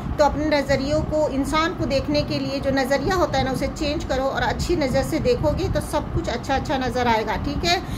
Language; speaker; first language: Hindi; native; Hindi